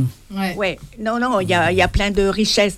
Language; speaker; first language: French; non-native, fluent; Spanish